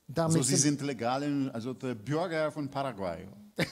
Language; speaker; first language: German; non-native, fluent; Polish